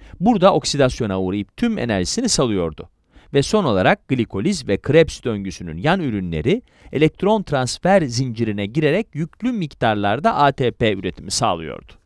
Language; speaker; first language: Turkish; native; Turkish